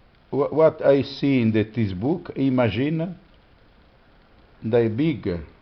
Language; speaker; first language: English; non-native, learner; French